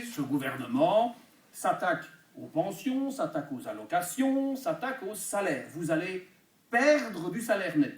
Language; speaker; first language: French; native; French